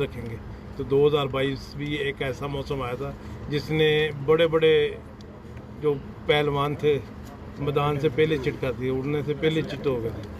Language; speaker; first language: Hindi; non-native, local second language; Punjabi